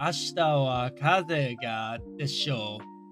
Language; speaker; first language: Japanese; non-native, learner; English